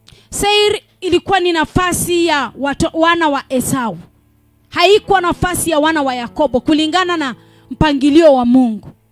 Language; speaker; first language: Swahili; native; Swahili